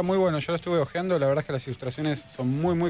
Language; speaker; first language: Spanish; native; Spanish